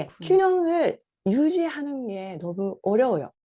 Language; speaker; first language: Korean; non-native, fluent; Japanese